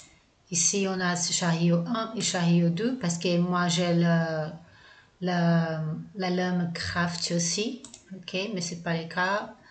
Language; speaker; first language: French; non-native, fluent; Portuguese